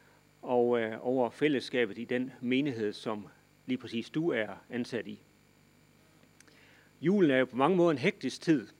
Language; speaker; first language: Danish; native; Danish